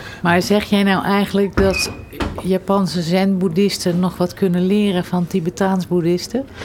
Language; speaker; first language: Dutch; native; Dutch